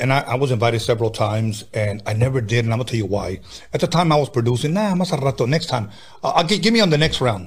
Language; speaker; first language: English; early bilingual, other home language; Spanish